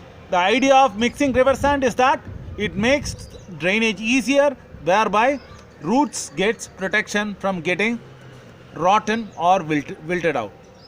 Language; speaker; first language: English; non-native, local second language; Tamil